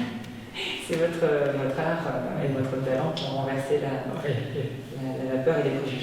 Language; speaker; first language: French; native; French